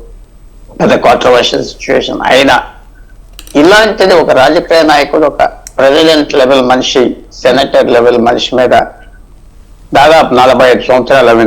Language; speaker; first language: Telugu; native; Telugu